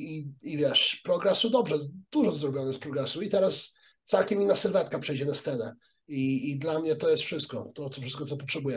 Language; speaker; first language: Polish; early bilingual, heritage; Polish